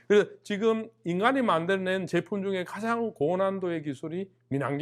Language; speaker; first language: Korean; native; Korean